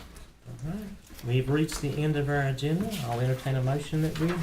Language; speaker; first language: English; native; English